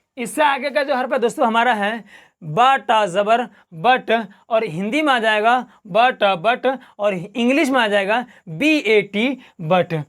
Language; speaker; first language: Hindi; native; Hindi